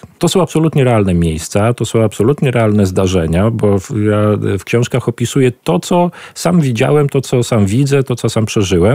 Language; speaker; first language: Polish; native; Polish